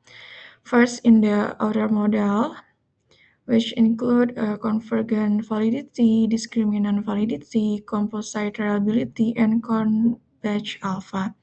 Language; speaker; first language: English; non-native, learner; Indonesian